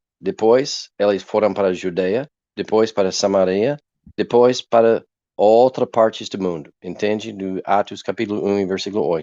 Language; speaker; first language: Portuguese; non-native, learner; English